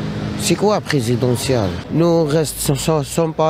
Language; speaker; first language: French; non-native, learner; Arabic